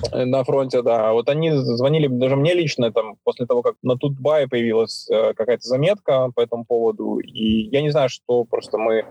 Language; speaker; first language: Russian; native; Russian